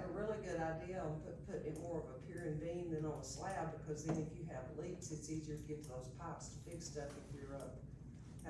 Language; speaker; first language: English; native; English